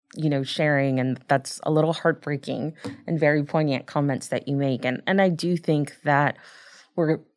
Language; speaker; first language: English; early bilingual, other home language; Spanish